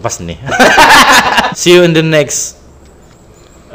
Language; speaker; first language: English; non-native, local second language; Malay